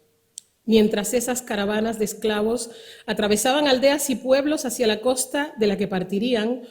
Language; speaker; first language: Spanish; native; Spanish